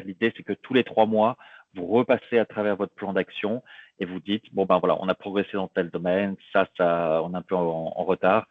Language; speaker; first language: French; native; French